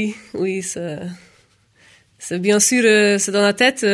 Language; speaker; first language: French; non-native, fluent; Hungarian